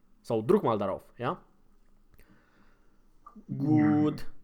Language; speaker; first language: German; non-native, fluent; Romanian